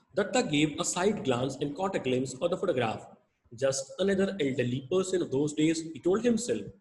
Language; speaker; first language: English; non-native, local second language; Hindi